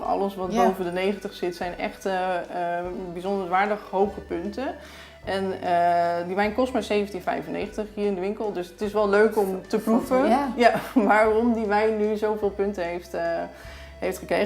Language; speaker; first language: Dutch; native; Dutch